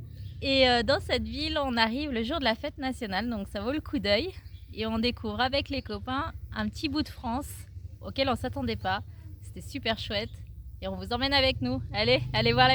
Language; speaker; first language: French; native; French